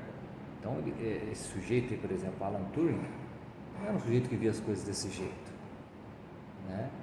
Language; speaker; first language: Portuguese; native; Portuguese